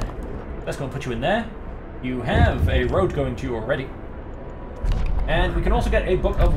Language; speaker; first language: English; native; English